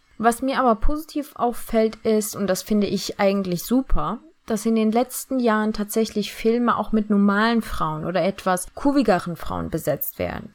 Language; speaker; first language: German; early bilingual, other home language; Turkish